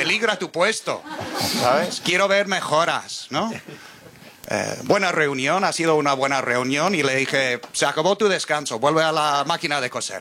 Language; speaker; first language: Spanish; non-native, fluent; English